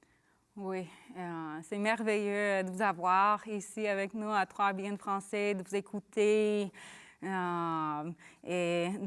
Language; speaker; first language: French; non-native, learner; English